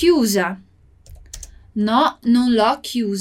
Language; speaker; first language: Italian; non-native, fluent; Portuguese